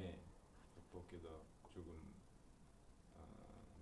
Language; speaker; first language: Korean; non-native, learner; Uzbek